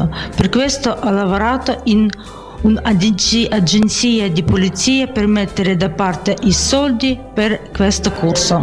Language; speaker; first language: Italian; non-native, fluent; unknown